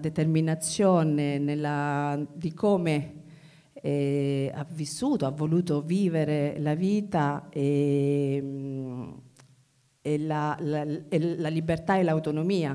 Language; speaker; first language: Italian; native; Italian